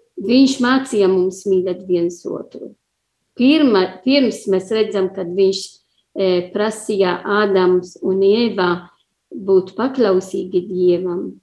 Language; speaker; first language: Latvian; non-native, learner; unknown